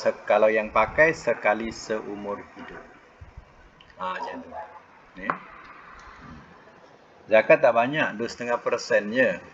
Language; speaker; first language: Malay; native; Malay